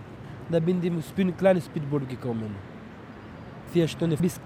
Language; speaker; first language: German; non-native, learner; Pashto